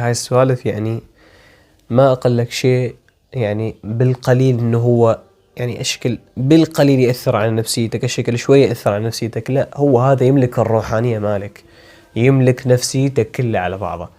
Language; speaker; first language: Arabic; native; Arabic